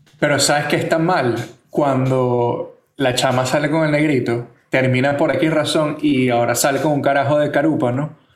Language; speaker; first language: Spanish; native; Spanish